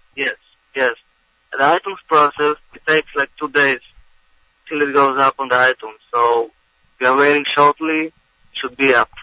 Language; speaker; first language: English; non-native, fluent; Hebrew